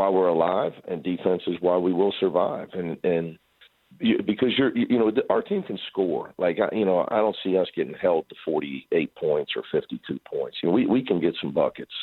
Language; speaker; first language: English; native; English